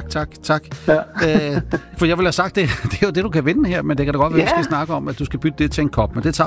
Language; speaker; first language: Danish; native; Danish